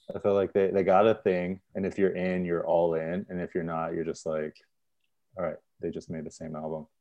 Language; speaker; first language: English; native; English